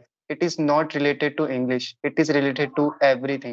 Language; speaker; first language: English; non-native, local second language; Hindi